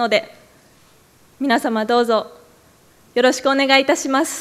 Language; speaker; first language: Japanese; native; Japanese